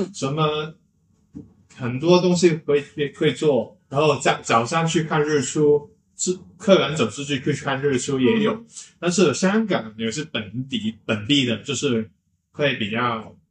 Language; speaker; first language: Chinese; non-native, local second language; Cantonese